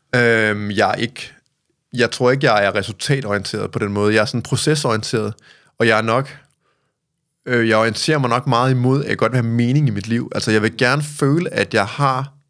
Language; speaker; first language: Danish; native; Danish